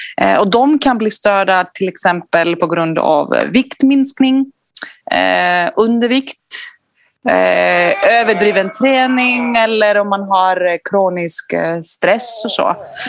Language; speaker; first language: Swedish; non-native, fluent; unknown